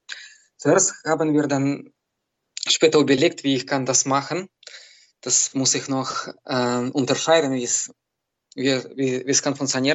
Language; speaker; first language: German; non-native, fluent; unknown